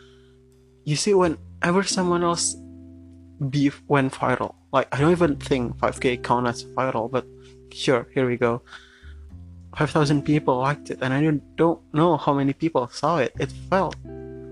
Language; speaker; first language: English; non-native, fluent; Indonesian